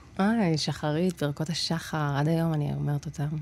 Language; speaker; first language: Hebrew; native; Hebrew